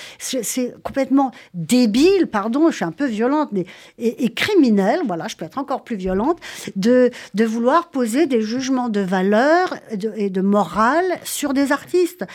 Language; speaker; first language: French; native; French